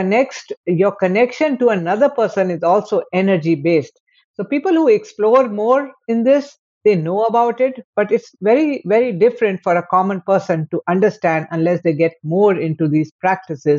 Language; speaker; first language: English; non-native, local second language; Hindi